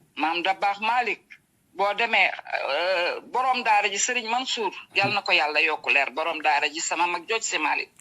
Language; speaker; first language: Wolof; native; Wolof